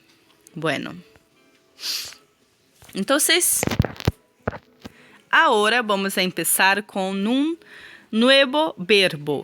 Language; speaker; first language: Spanish; non-native, fluent; Portuguese